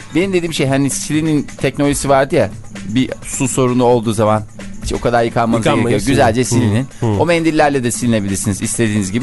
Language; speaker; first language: Turkish; native; Turkish